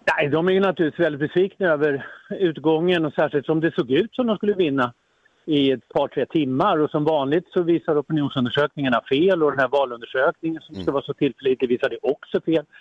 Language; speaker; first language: Swedish; native; Swedish